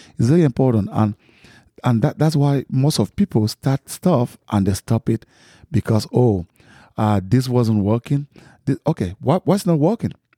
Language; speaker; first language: English; non-native, fluent; French